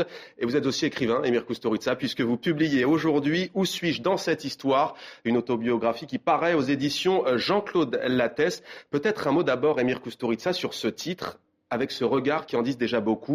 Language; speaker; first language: French; native; French